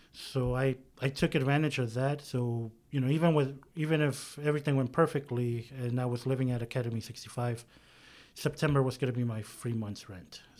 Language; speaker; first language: English; native; English